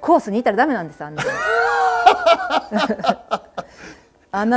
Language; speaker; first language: Japanese; native; Japanese